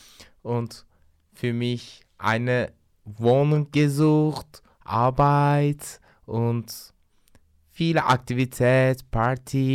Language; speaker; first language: German; non-native, learner; Turkish